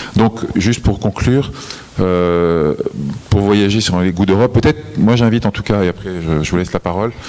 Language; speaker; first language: French; native; French